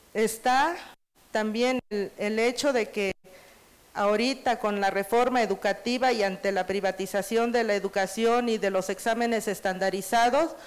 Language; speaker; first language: Spanish; native; Spanish